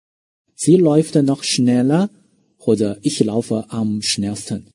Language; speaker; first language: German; non-native, fluent; Chinese